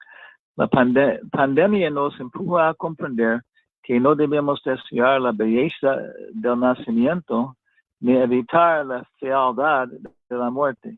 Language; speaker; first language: Spanish; non-native, fluent; English